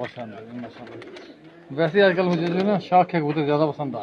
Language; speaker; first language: Hindi; non-native, local second language; Punjabi